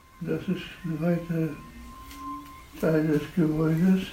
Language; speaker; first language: German; non-native, fluent; Polish